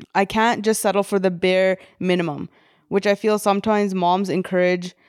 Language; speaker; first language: English; early bilingual, other home language; Punjabi